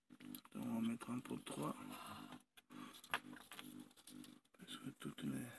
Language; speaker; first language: French; non-native, learner; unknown